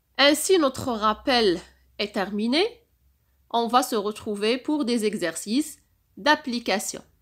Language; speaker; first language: French; non-native, local second language; Arabic